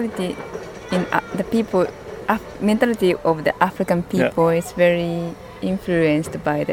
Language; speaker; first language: English; non-native, fluent; Japanese